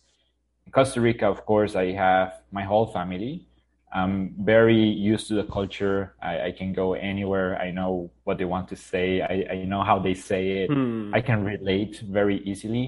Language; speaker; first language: English; non-native, fluent; Spanish